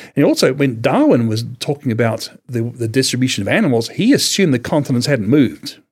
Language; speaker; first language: English; native; English